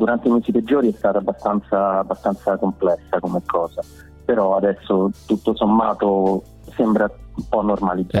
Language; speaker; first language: Italian; native; Italian